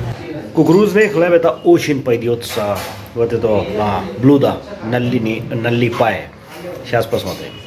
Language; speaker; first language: Russian; non-native, learner; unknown